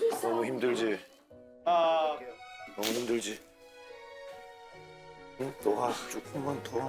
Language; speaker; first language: Korean; native; Korean